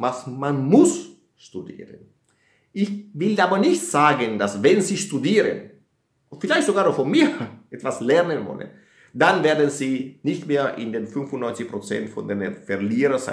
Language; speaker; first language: German; non-native, fluent; Italian